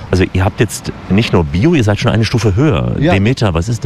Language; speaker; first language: German; native; German